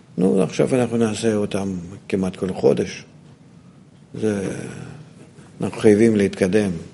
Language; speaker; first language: Hebrew; non-native, fluent; Russian